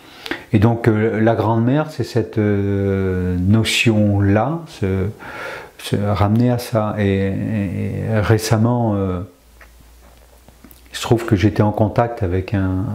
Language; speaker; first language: French; native; French